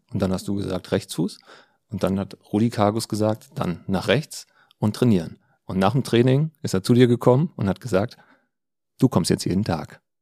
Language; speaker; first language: German; native; German